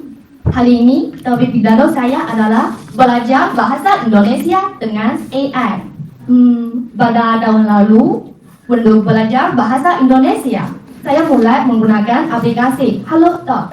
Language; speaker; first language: Indonesian; non-native, fluent; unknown